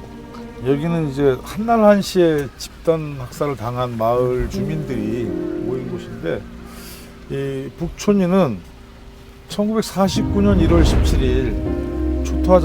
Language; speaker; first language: Korean; native; Korean